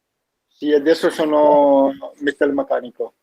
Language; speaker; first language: Italian; non-native, learner; Urdu